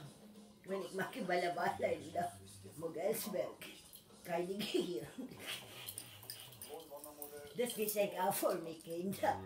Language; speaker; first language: German; non-native, learner; Filipino